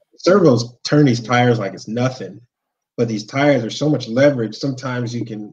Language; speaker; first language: English; native; English